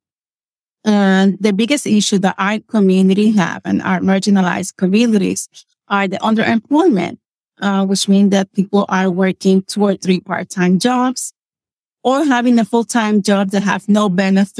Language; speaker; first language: English; non-native, fluent; Spanish